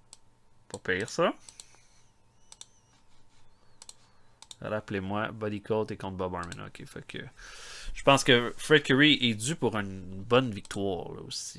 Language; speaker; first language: French; native; French